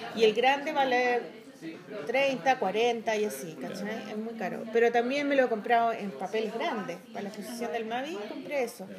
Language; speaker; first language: Spanish; native; Spanish